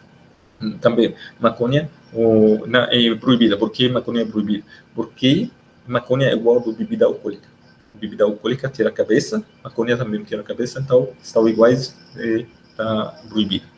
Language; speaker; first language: Portuguese; non-native, fluent; Arabic